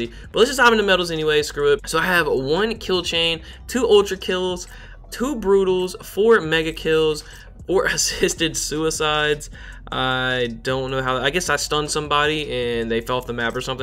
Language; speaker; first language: English; native; English